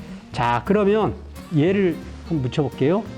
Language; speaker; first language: Korean; native; Korean